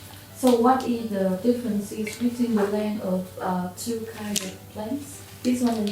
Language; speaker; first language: English; non-native, local second language; Vietnamese